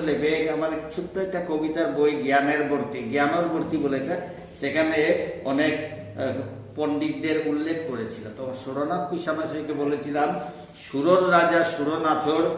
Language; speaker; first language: Bangla; non-native, local second language; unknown